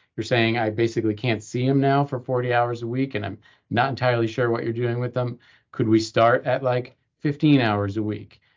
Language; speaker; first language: English; native; English